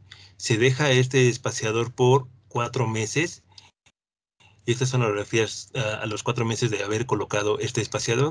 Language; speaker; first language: Spanish; native; Spanish